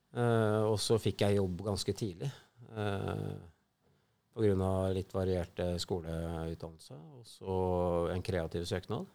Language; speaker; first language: Norwegian; native; Norwegian